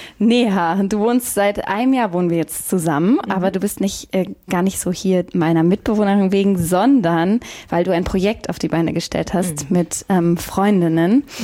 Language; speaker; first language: German; native; German